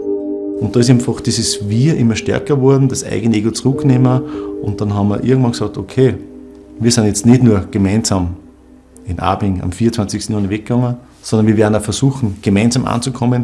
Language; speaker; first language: German; native; German